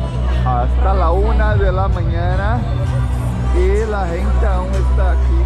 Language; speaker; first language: Spanish; non-native, fluent; Portuguese